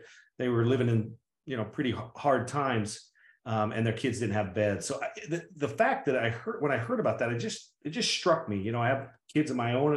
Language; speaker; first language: English; native; English